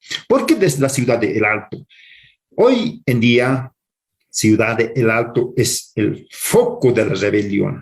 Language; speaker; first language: Spanish; non-native, local second language; Aymara